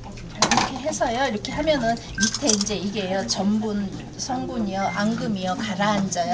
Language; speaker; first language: Korean; native; Korean